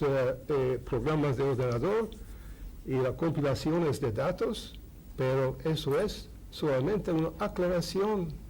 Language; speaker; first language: Spanish; non-native, fluent; Hungarian